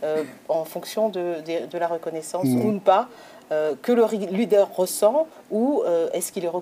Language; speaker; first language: French; native; French